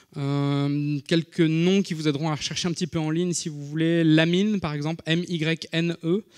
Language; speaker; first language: French; native; French